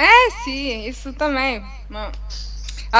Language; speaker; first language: Portuguese; non-native, learner; Italian